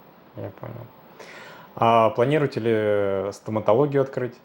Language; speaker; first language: Russian; native; Russian